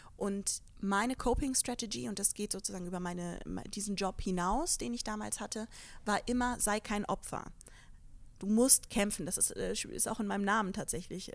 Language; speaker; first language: German; early bilingual, other home language; Arabic